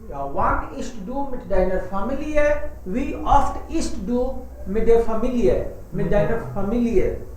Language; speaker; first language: German; non-native, fluent; Hindi